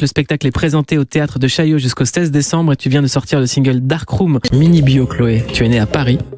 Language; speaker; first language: French; native; French